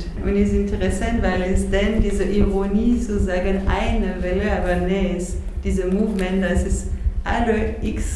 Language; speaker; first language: German; non-native, learner; French